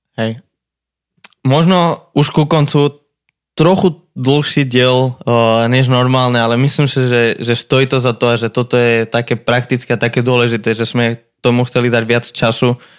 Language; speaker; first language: Slovak; non-native, fluent; Spanish